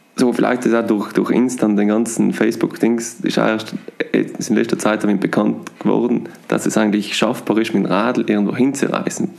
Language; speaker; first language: German; native; German